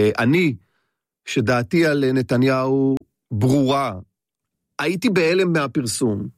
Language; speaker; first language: Hebrew; native; Hebrew